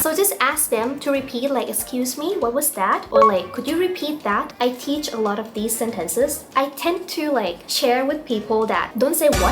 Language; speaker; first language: English; early bilingual, other home language; Thai